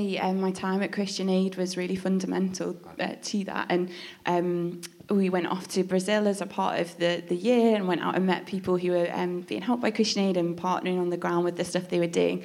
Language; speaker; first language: English; native; English